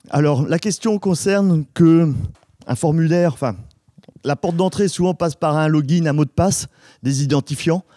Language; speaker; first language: French; native; French